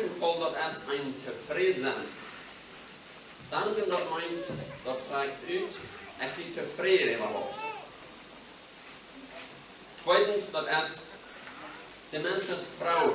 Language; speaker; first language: German; non-native, local second language; Plautdietsch